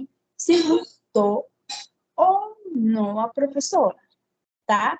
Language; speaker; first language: Portuguese; non-native, fluent; Spanish